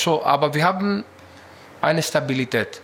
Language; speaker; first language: German; non-native, fluent; Greek